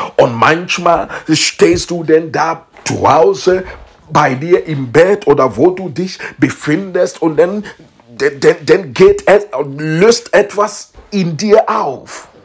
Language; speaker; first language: German; non-native, learner; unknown